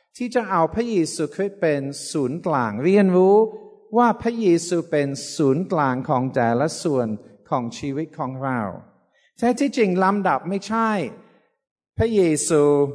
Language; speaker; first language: Thai; non-native, fluent; English